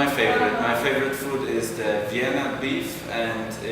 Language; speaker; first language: English; non-native, fluent; German